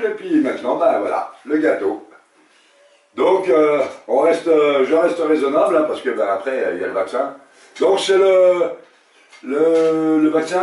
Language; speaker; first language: French; native; French